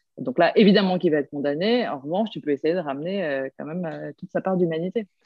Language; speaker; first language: French; early bilingual, other home language; Korean